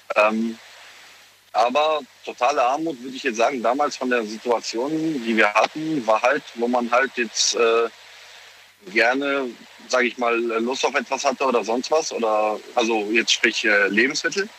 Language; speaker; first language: German; early bilingual, other home language; Polish